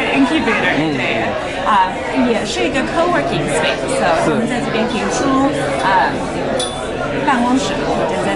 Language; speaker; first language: Chinese; early bilingual, heritage; Chinese